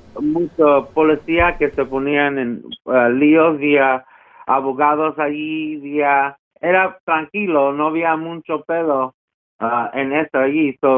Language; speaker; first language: Spanish; early bilingual, heritage; Spanish